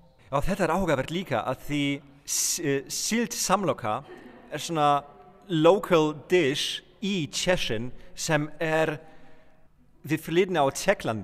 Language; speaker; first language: Icelandic; non-native, fluent; Polish